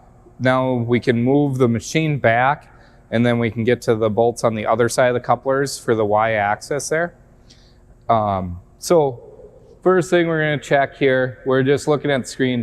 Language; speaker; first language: English; native; English